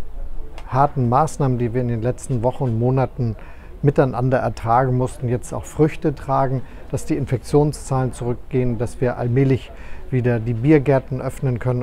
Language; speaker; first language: German; native; German